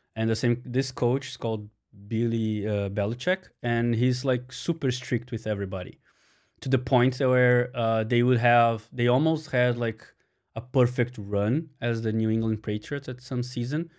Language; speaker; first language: English; non-native, fluent; Portuguese